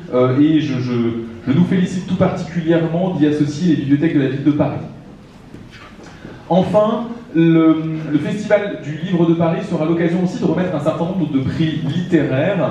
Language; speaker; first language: French; native; French